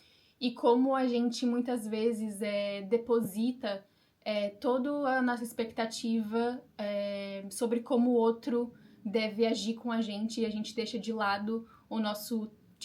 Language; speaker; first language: Portuguese; native; Portuguese